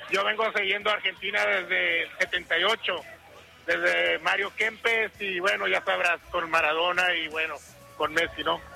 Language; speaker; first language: Spanish; native; Spanish